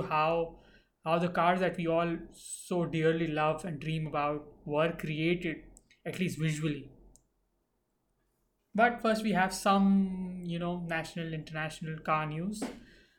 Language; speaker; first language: English; non-native, local second language; Hindi